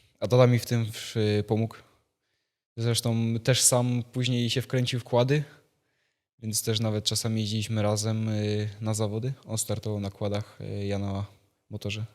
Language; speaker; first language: Polish; native; Polish